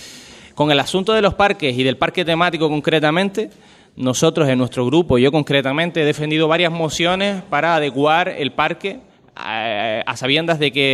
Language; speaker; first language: Spanish; native; Spanish